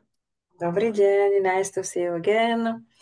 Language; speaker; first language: English; non-native, fluent; Slovak